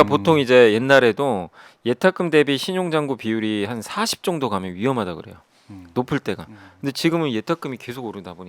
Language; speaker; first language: Korean; native; Korean